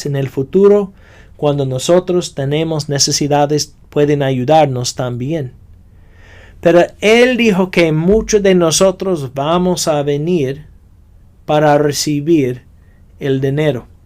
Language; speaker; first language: Spanish; non-native, fluent; English